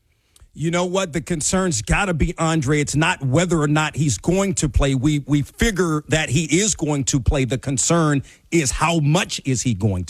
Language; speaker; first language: English; native; English